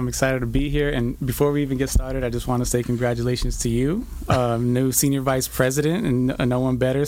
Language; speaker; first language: English; native; English